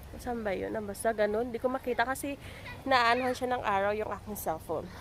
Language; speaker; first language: Filipino; native; Filipino